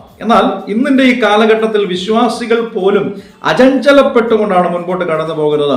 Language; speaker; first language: Malayalam; native; Malayalam